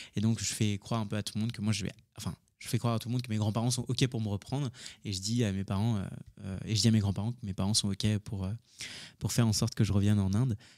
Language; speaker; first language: French; early bilingual, other home language; Hindi